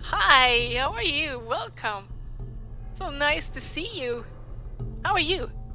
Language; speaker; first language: English; non-native, fluent; Swedish